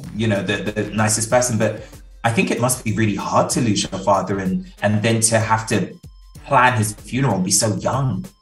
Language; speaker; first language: English; native; English